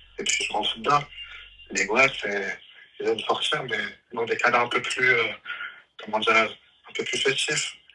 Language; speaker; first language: French; early bilingual, other home language; Arabic